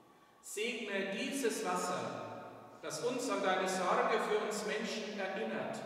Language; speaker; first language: German; native; German